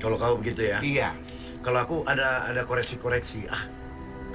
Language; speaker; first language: Indonesian; native; Indonesian